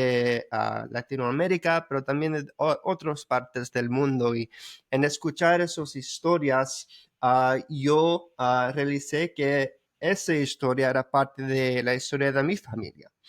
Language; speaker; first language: Spanish; early bilingual, heritage; Spanish